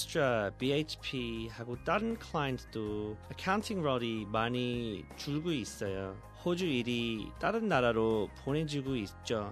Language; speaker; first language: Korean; early bilingual, heritage; Korean